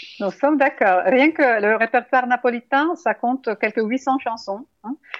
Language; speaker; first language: French; non-native, fluent; Italian